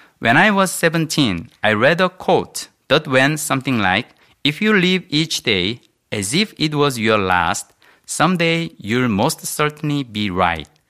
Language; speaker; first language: English; non-native, fluent; Korean